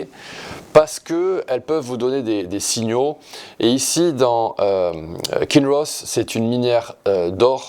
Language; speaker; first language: French; native; French